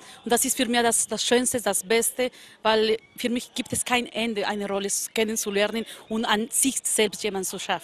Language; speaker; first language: German; non-native, fluent; Spanish